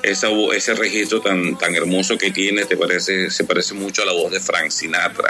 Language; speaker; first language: Spanish; native; Spanish